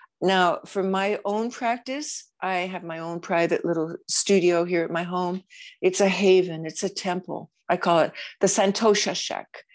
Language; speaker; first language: English; native; English